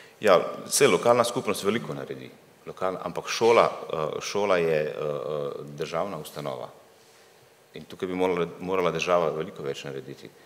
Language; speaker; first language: Slovenian; early bilingual, other home language; Bosnian